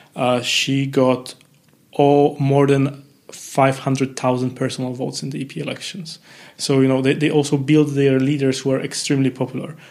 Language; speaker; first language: English; non-native, fluent; Polish